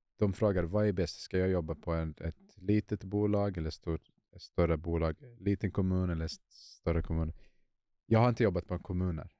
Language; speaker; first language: Swedish; non-native, fluent; Arabic